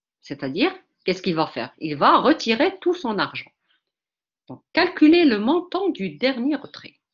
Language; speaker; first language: French; non-native, local second language; Arabic